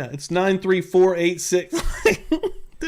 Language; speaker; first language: English; native; English